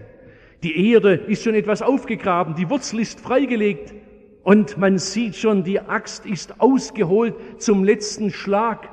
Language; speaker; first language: German; native; German